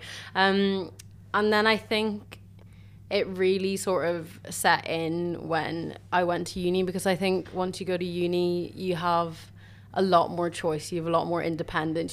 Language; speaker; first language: English; native; English